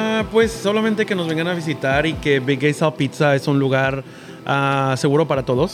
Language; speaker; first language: Spanish; native; Spanish